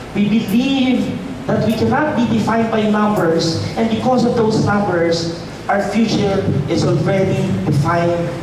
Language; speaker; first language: English; non-native, local second language; Filipino